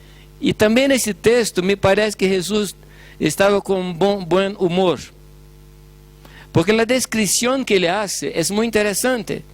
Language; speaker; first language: Spanish; non-native, fluent; Portuguese